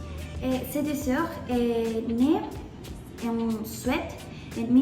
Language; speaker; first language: French; non-native, learner; Spanish